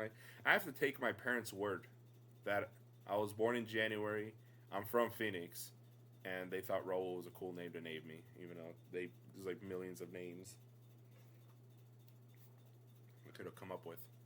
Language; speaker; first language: English; native; English